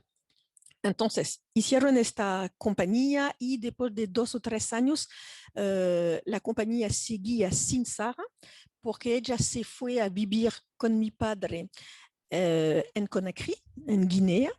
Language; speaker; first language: Spanish; non-native, fluent; French